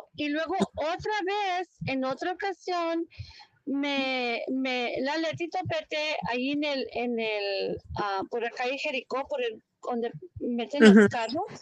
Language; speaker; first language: Spanish; early bilingual, heritage; Spanish